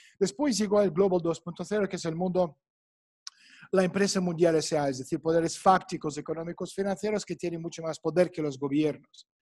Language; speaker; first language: Spanish; non-native, fluent; Russian